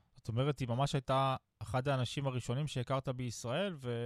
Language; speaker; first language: Hebrew; native; Hebrew